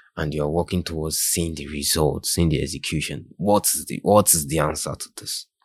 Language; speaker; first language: English; non-native, local second language; Yoruba